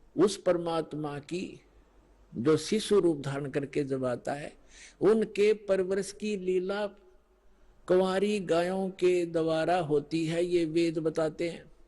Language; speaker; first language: Hindi; native; Hindi